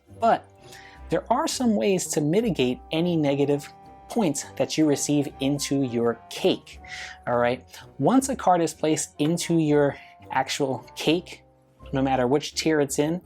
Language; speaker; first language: English; native; English